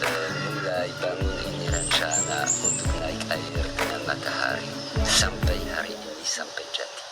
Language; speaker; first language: Indonesian; non-native, learner; French